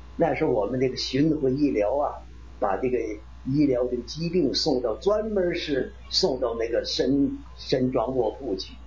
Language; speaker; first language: Chinese; native; Chinese